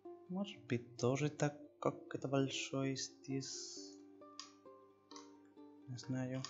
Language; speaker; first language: Russian; non-native, learner; Spanish